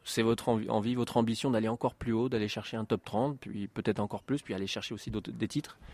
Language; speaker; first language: French; native; French